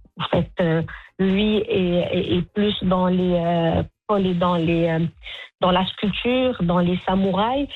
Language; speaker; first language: French; non-native, local second language; Arabic